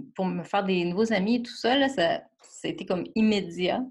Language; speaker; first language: French; native; French